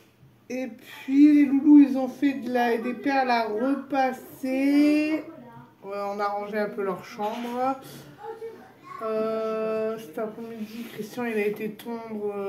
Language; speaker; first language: French; native; French